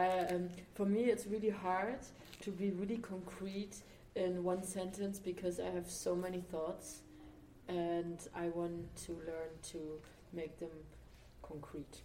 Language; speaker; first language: English; non-native, fluent; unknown